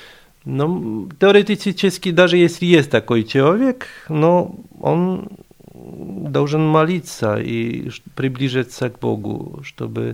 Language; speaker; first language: Russian; non-native, fluent; Polish